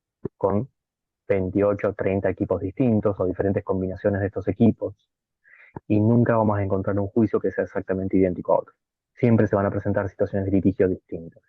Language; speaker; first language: Spanish; native; Spanish